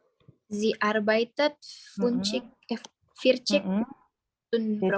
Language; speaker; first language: German; non-native, learner; Indonesian